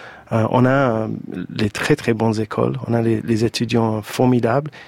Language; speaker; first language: French; non-native, fluent; English